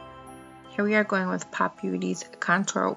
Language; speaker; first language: English; native; English